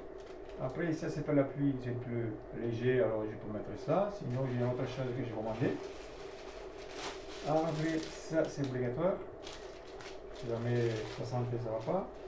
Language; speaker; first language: French; non-native, learner; Italian